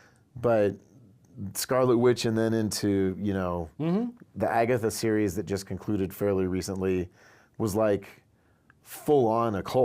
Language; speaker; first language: English; native; English